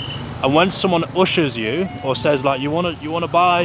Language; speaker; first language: English; native; English